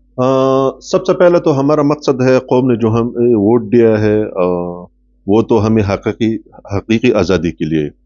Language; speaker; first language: Urdu; non-native, local second language; Pashto